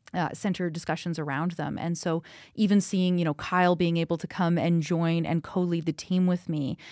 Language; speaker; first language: English; native; English